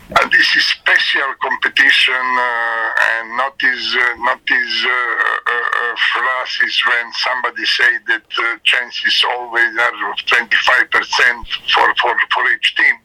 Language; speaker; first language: English; non-native, learner; Serbian